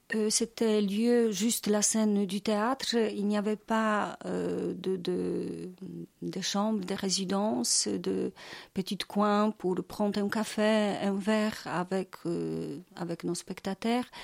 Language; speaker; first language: French; non-native, fluent; Polish